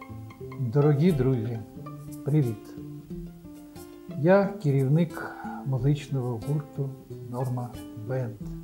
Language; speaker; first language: Ukrainian; non-native, local second language; Russian